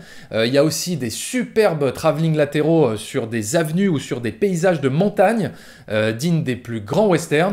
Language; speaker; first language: French; native; French